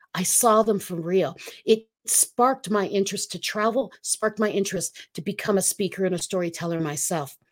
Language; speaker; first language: English; non-native, local second language; Filipino